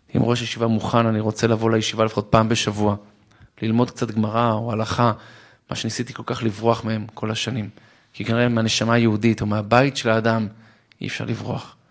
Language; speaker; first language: Hebrew; non-native, fluent; Arabic